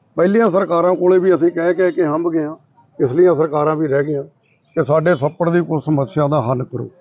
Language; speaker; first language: Punjabi; native; Punjabi